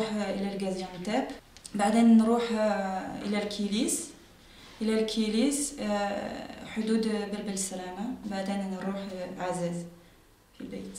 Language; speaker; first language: Arabic; non-native, learner; French